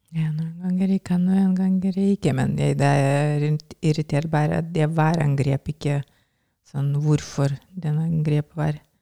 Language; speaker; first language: Norwegian; non-native, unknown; Lithuanian